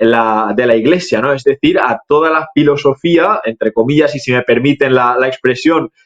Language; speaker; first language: Spanish; native; Spanish